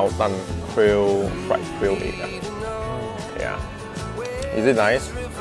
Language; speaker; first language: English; non-native, local second language; Chinese